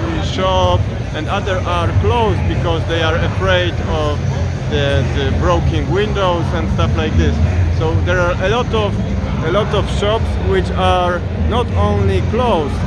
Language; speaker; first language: English; non-native, fluent; Polish